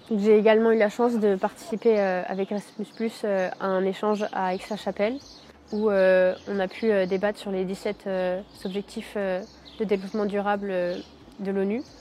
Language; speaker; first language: French; native; French